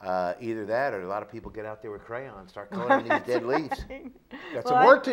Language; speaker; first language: English; native; English